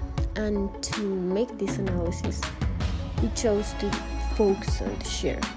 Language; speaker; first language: English; non-native, fluent; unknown